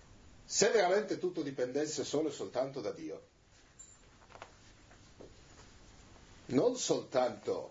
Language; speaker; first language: Italian; native; Italian